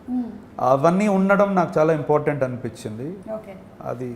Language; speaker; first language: Telugu; native; Telugu